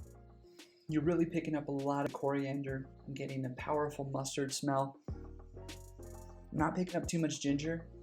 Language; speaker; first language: English; native; English